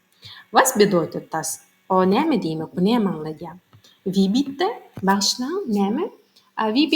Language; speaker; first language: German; non-native, learner; Turkmen